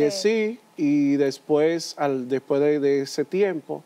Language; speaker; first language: Spanish; native; Spanish